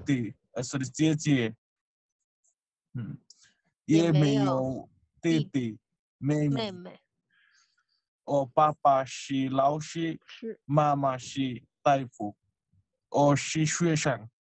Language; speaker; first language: Chinese; non-native, learner; Bangla